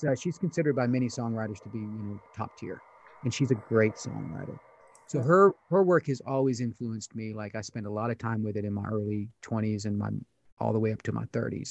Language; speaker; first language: English; early bilingual, other home language; Pennsylvania German